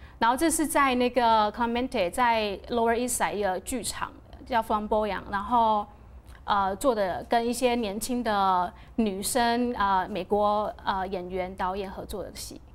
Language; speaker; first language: Chinese; native; Chinese